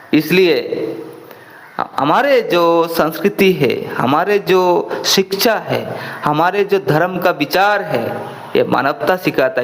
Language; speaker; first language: Hindi; non-native, local second language; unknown